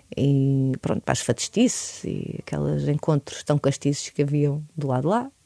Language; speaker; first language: Portuguese; native; Portuguese